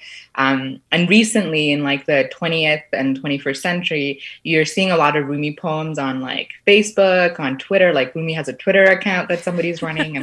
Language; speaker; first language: English; native; English